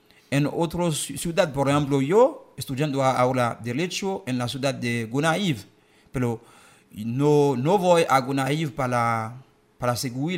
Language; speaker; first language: Spanish; non-native, learner; Haitian Creole